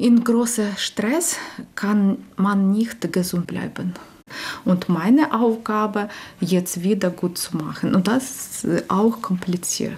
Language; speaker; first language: German; non-native, learner; Ukrainian